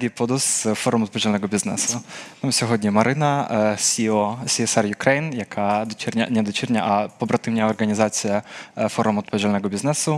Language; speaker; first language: Polish; non-native, fluent; Ukrainian